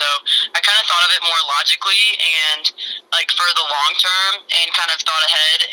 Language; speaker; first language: English; native; English